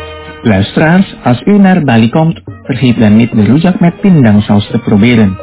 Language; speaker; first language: Dutch; non-native, fluent; Indonesian